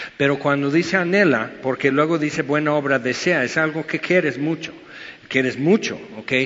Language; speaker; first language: Spanish; non-native, fluent; English